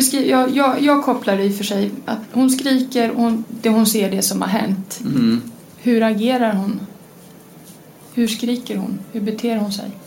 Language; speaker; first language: Swedish; native; Swedish